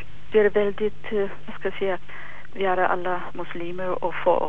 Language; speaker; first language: Swedish; non-native, fluent; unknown